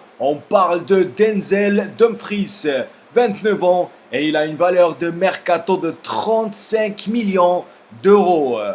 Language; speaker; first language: French; non-native, fluent; Spanish